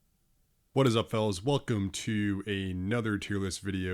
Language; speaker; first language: English; native; English